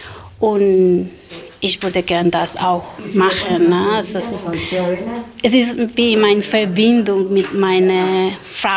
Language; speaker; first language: German; non-native, learner; Spanish